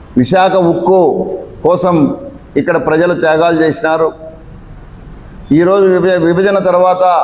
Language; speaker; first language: Telugu; native; Telugu